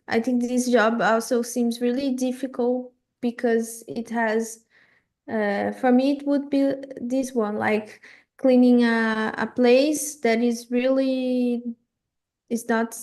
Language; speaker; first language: English; non-native, fluent; Portuguese